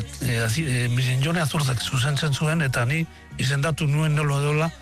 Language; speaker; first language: Basque; non-native, local second language; Spanish